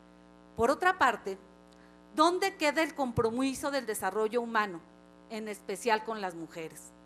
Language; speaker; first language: Spanish; native; Spanish